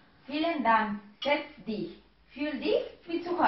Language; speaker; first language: German; non-native, learner; Spanish